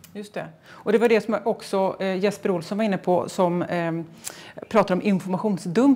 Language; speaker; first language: Swedish; native; Swedish